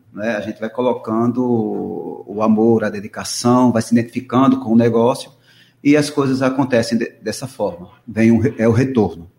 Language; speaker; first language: Portuguese; native; Portuguese